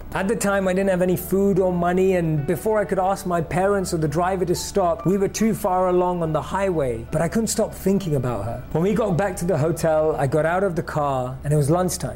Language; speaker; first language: English; native; English